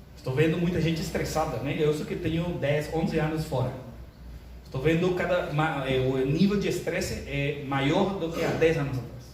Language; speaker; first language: Portuguese; non-native, fluent; Spanish